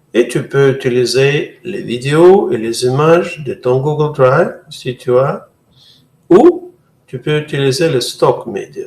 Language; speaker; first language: French; non-native, fluent; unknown